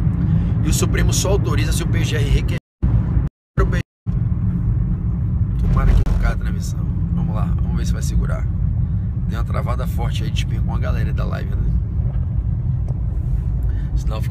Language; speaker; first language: Portuguese; native; Portuguese